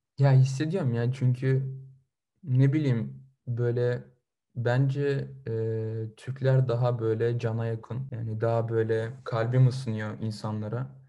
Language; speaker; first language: Turkish; early bilingual, other home language; Russian